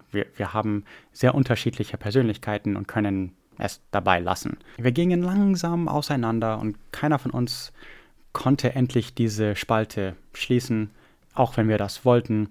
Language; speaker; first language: German; non-native, fluent; English